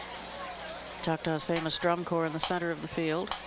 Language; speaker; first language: English; native; English